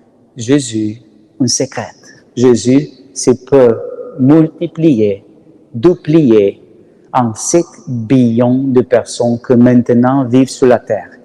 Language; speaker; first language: French; non-native, learner; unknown